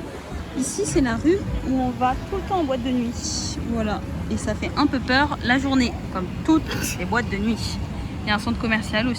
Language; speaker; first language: French; native; French